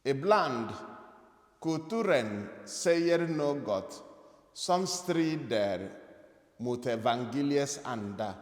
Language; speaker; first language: Swedish; non-native, fluent; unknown